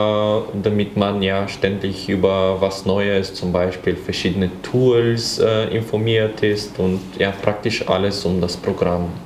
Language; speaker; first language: German; non-native, fluent; Bulgarian